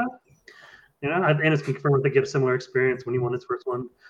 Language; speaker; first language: English; native; English